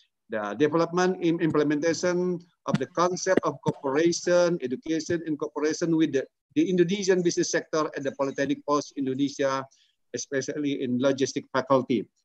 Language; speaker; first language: English; non-native, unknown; Indonesian